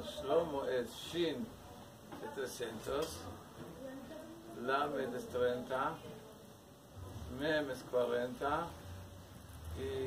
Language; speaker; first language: Spanish; non-native, learner; Hebrew